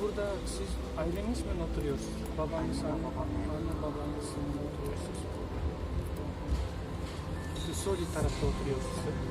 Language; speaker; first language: Turkish; non-native, learner; Kyrgyz